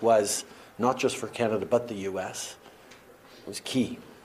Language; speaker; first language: English; early bilingual, other home language; French